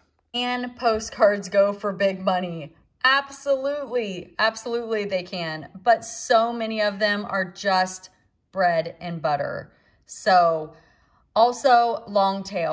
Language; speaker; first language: English; native; English